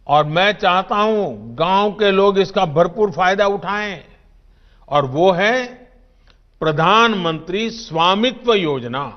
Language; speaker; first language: Hindi; non-native, local second language; Gujarati